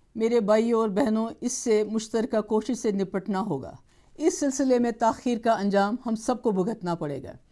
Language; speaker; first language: Hindi; non-native, local second language; Kashmiri